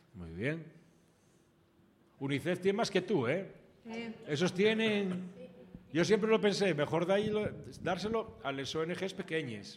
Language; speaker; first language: Spanish; native; Spanish